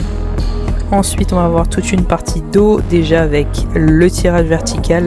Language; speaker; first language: French; native; French